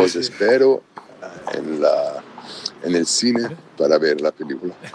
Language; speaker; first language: Spanish; non-native, learner; Italian